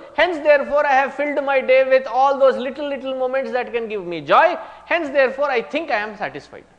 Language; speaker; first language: English; non-native, local second language; Hindi